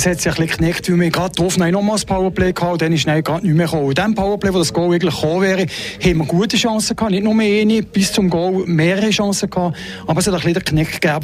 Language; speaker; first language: German; native; German